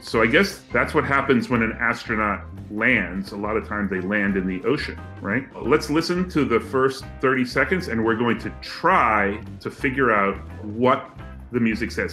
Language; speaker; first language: English; native; English